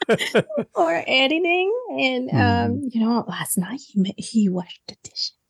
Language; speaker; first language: English; non-native, fluent; Spanish